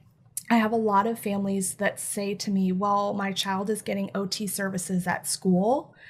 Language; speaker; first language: English; native; English